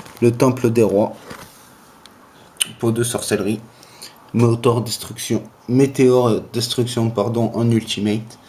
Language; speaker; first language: French; native; French